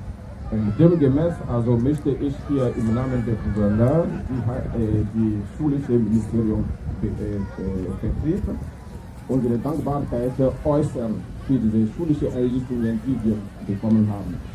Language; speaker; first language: German; non-native, fluent; French